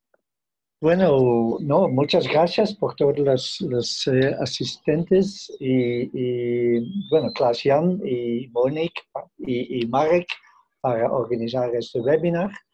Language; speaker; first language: Spanish; non-native, fluent; Dutch